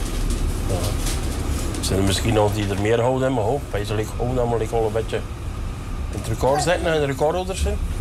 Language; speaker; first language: Dutch; native; Dutch